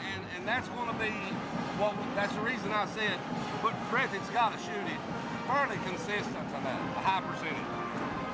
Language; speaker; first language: English; native; English